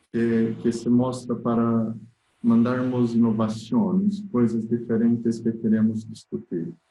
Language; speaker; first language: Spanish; non-native, learner; Portuguese